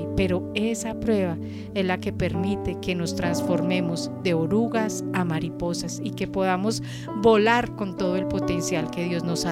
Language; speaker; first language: Spanish; native; Spanish